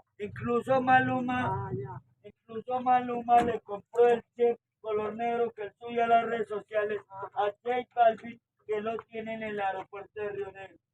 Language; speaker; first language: Spanish; native; Spanish